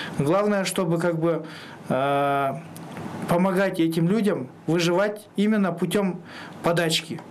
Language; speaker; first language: Russian; non-native, local second language; Kyrgyz